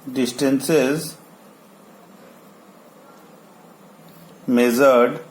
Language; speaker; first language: English; non-native, local second language; Hindi